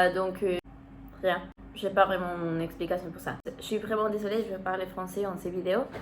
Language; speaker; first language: French; non-native, learner; Spanish